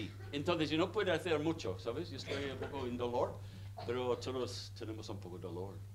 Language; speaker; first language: Spanish; non-native, fluent; English